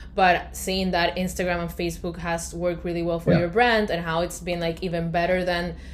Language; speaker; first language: English; non-native, fluent; Spanish